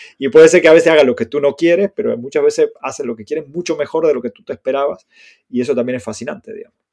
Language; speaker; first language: Spanish; native; Spanish